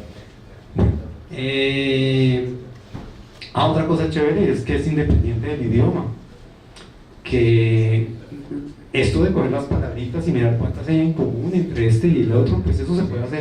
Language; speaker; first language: Spanish; native; Spanish